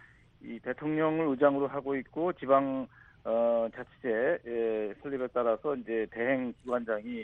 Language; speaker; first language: Korean; native; Korean